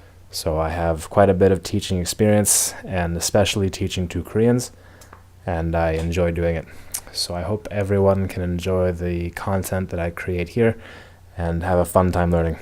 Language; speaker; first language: English; native; English